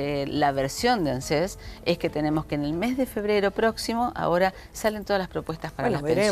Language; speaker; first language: Spanish; native; Spanish